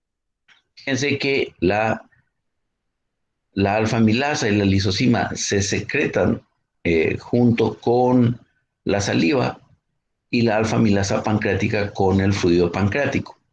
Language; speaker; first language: Spanish; native; Spanish